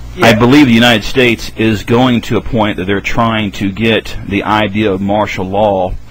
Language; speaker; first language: English; native; English